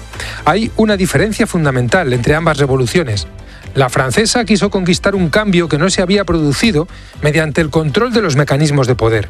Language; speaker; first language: Spanish; native; Spanish